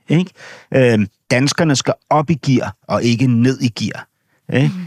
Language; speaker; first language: Danish; native; Danish